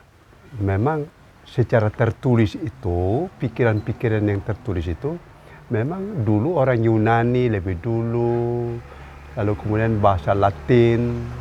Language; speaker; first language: Indonesian; non-native, local second language; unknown